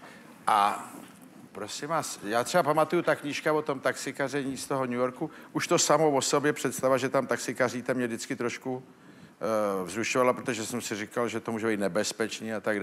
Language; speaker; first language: Czech; native; Czech